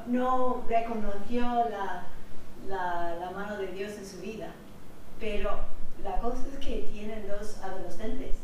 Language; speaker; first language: Spanish; non-native, fluent; English